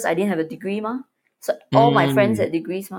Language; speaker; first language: English; native; English